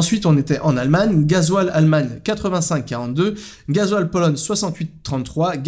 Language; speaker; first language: French; native; French